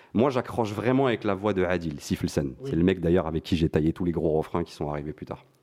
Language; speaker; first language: French; non-native, local second language; Arabic